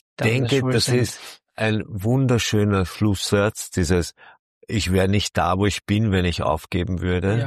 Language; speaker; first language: German; native; German